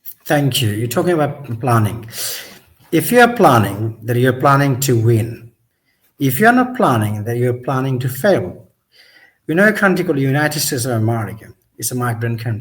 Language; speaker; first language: English; non-native, local second language; Sylheti